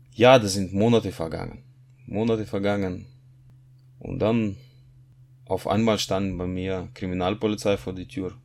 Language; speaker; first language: German; non-native, fluent; Russian